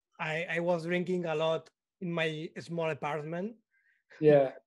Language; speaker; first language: English; non-native, learner; Spanish